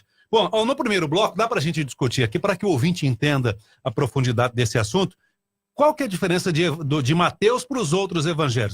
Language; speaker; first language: Portuguese; native; Portuguese